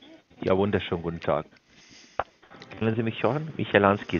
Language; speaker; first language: German; non-native, learner; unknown